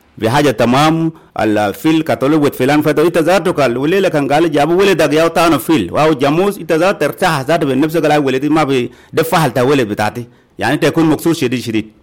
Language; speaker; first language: Arabic; non-native, local second language; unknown